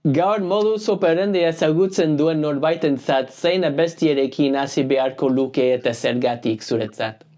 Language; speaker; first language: Basque; non-native, learner; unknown